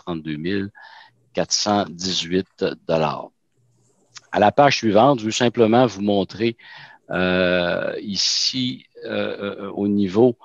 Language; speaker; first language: French; native; French